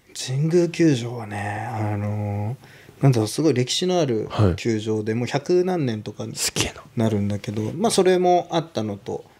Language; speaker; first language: Japanese; native; Japanese